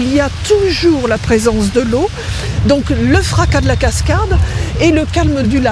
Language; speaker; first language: French; native; French